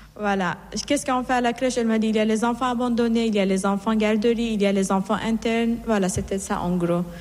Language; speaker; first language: French; non-native, fluent; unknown